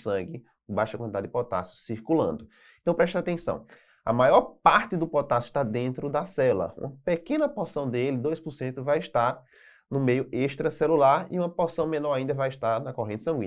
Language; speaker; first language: Portuguese; native; Portuguese